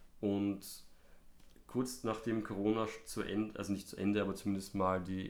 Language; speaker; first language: German; native; German